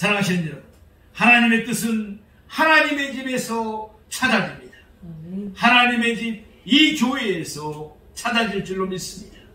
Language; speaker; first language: Korean; native; Korean